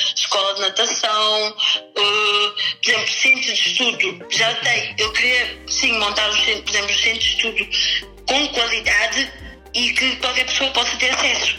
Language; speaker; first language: Portuguese; early bilingual, other home language; Kabuverdianu